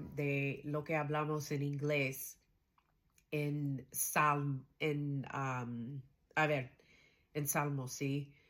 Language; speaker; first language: Spanish; non-native, learner; English